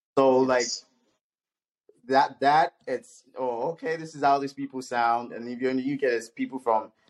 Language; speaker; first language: English; non-native, local second language; Yoruba